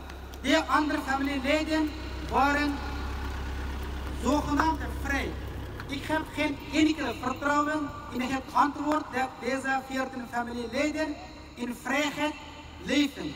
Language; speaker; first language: Dutch; non-native, fluent; Uyghur